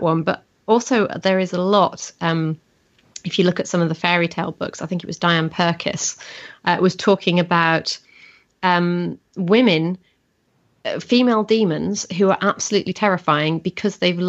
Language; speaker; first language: English; native; English